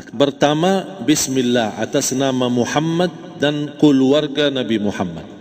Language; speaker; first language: Malay; non-native, fluent; Arabic